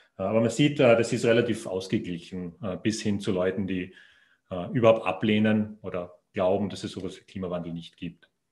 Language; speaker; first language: German; native; German